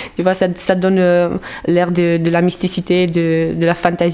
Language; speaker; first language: French; non-native, fluent; Romanian